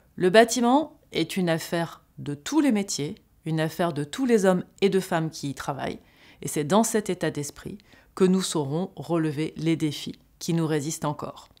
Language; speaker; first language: French; native; French